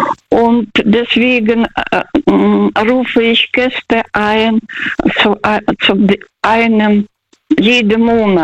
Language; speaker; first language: German; non-native, fluent; Russian